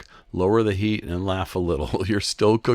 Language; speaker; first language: English; native; English